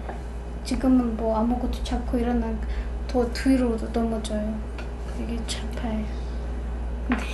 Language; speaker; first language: Korean; non-native, learner; Amharic